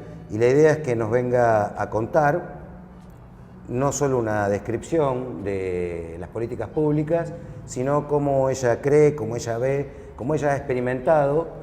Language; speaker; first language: Spanish; native; Spanish